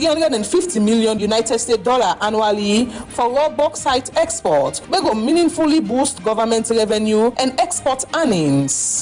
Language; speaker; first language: English; non-native, local second language; Krio